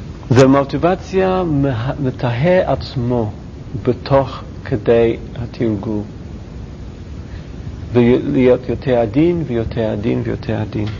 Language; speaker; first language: Hebrew; non-native, learner; English